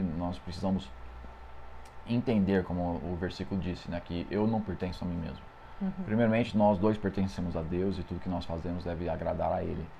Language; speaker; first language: Portuguese; non-native, fluent; English